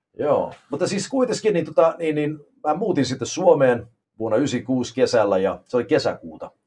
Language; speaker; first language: Finnish; early bilingual, heritage; Finnish